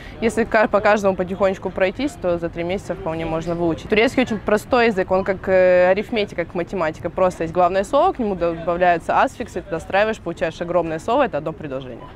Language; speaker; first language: Russian; native; Russian